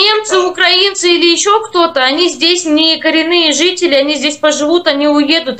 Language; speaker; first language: Russian; native; Russian